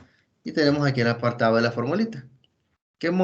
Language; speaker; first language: Spanish; native; Spanish